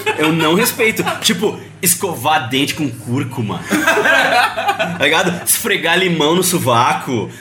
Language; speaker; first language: Portuguese; native; Portuguese